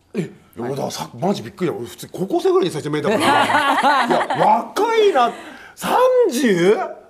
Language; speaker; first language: Japanese; native; Japanese